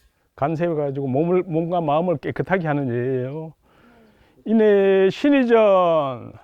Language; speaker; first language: Korean; native; Korean